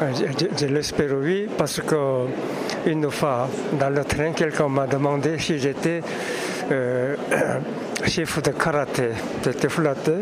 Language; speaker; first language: French; non-native, fluent; Korean